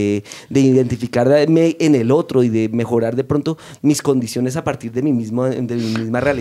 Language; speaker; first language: Spanish; native; Spanish